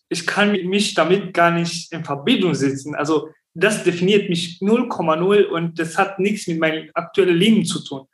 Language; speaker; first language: German; early bilingual, other home language; Romanian